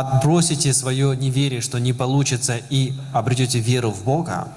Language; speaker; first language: Russian; native; Russian